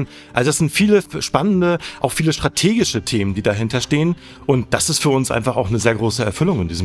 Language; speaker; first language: German; native; German